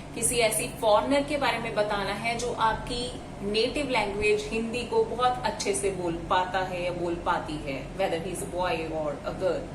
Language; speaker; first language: Hindi; native; Hindi